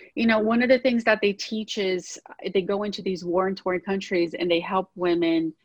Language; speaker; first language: English; early bilingual, other home language; Portuguese